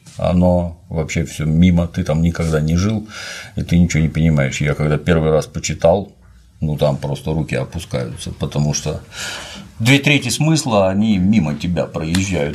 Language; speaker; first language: Russian; native; Russian